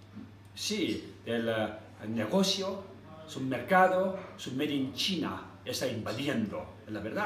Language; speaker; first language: Spanish; non-native, learner; Tibetan